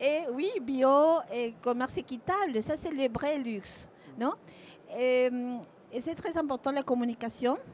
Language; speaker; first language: French; non-native, fluent; Spanish